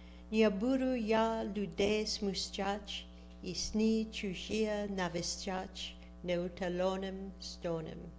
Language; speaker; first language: Russian; non-native, fluent; English